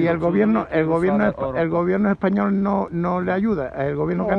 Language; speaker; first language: Spanish; native; Spanish